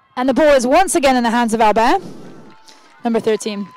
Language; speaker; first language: English; native; English